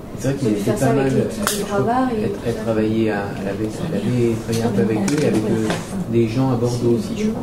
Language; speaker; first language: French; native; French